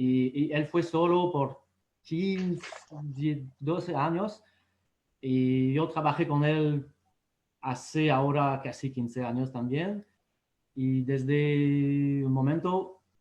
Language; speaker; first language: Spanish; non-native, fluent; French